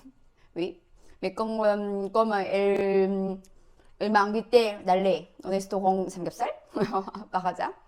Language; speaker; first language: French; non-native, learner; Korean